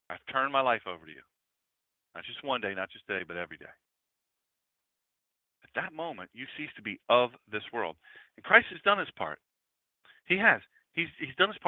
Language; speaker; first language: English; native; English